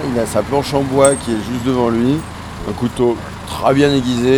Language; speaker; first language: French; native; French